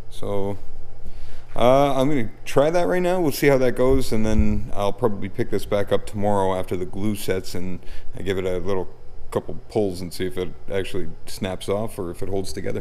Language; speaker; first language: English; native; English